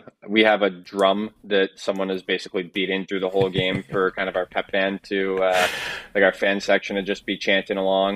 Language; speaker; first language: English; native; English